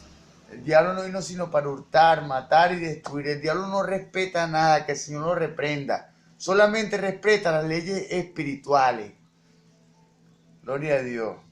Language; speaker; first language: Spanish; native; Spanish